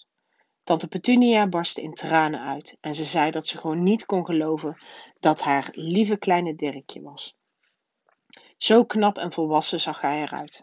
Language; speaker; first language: Dutch; native; Dutch